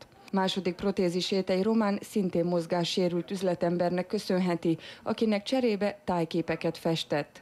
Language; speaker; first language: Hungarian; native; Hungarian